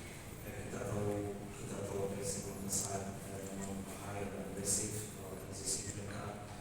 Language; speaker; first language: Indonesian; non-native, fluent; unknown